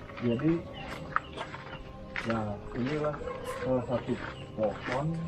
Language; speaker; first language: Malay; non-native, local second language; Balinese